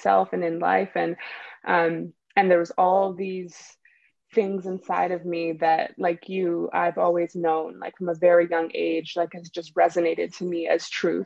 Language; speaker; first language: English; native; English